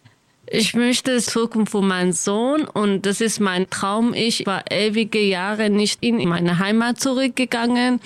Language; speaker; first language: German; non-native, learner; Kurdish